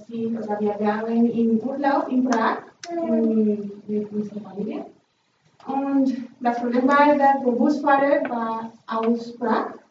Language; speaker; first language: German; non-native, learner; Spanish